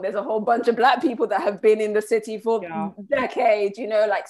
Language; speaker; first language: English; native; English